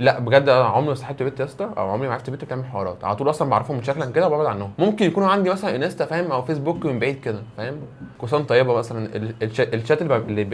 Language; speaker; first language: Arabic; native; Arabic